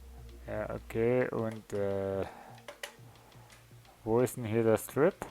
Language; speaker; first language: German; native; German